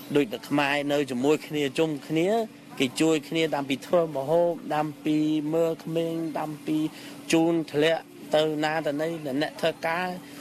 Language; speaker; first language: Khmer; non-native, fluent; English